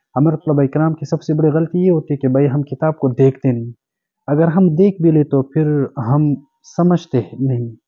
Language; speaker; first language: Urdu; non-native, local second language; Pashto